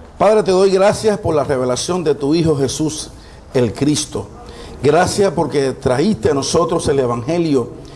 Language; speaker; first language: Spanish; native; Spanish